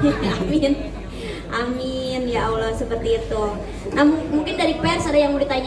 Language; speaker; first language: Indonesian; native; Indonesian